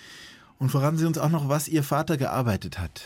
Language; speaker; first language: German; native; German